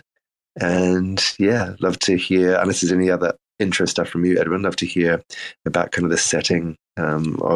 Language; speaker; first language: English; native; English